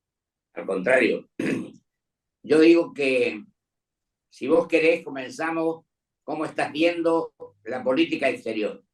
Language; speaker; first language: Spanish; native; Spanish